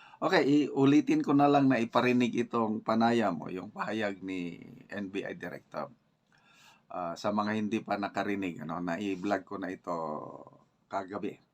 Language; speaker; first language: Filipino; native; Filipino